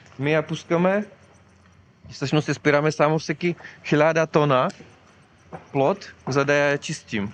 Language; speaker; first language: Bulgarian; non-native, fluent; Czech